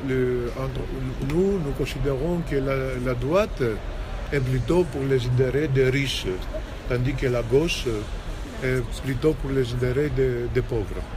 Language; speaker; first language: French; non-native, fluent; Greek